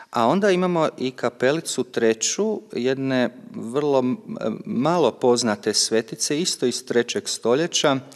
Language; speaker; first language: Croatian; native; Croatian